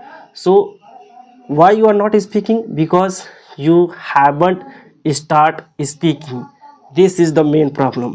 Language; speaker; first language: English; non-native, local second language; Hindi